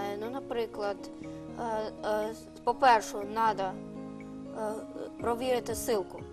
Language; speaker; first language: Ukrainian; non-native, local second language; Russian